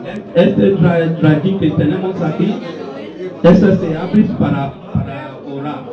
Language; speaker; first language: Spanish; non-native, learner; Bini